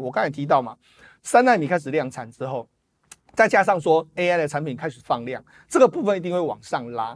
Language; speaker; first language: Chinese; native; Chinese